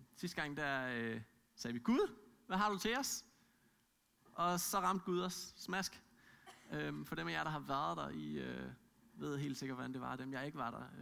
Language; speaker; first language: Danish; native; Danish